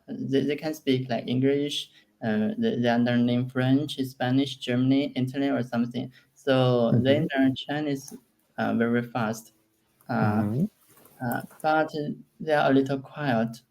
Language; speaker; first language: English; non-native, learner; Chinese